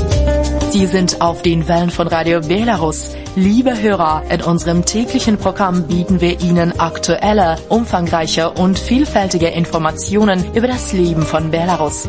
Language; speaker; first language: German; non-native, fluent; Russian